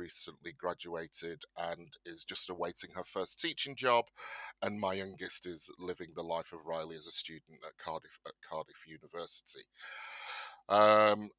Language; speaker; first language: English; native; English